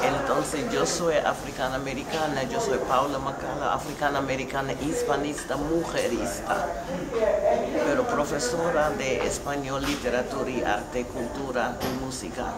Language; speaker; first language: Spanish; non-native, fluent; English